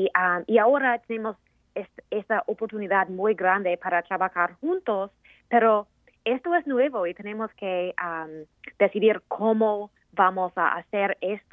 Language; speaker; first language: Spanish; non-native, fluent; English